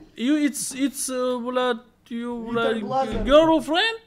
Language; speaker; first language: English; non-native, learner; Russian